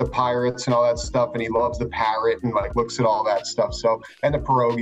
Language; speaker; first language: English; native; English